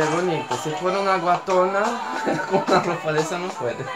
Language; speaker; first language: Spanish; non-native, fluent; Portuguese